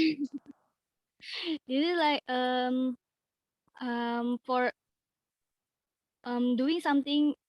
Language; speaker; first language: English; non-native, learner; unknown